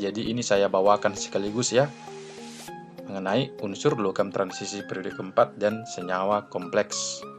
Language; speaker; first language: Indonesian; native; Indonesian